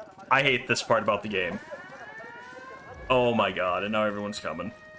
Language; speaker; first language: English; native; English